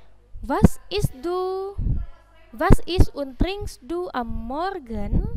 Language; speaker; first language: German; non-native, fluent; Indonesian